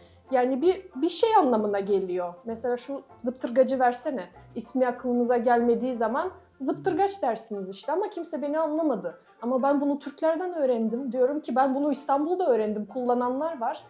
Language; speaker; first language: Turkish; non-native, fluent; Russian